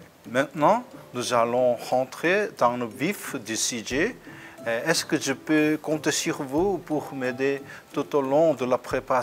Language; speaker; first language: French; non-native, fluent; Korean